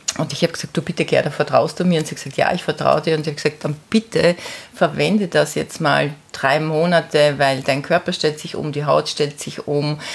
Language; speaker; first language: German; native; German